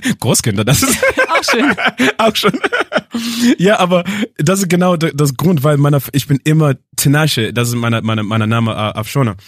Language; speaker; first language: German; non-native, learner; English